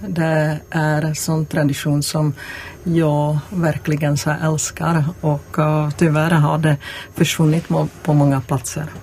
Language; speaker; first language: Swedish; non-native, fluent; Czech